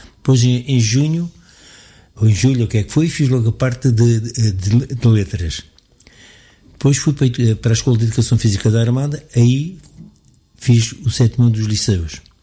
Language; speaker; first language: Portuguese; native; Portuguese